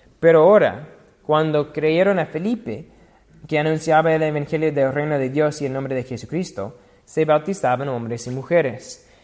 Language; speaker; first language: Spanish; non-native, fluent; English